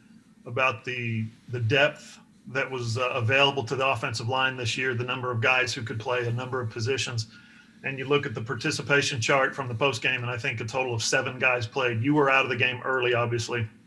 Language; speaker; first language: English; native; English